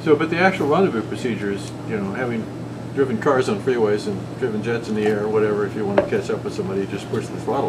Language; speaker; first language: English; native; English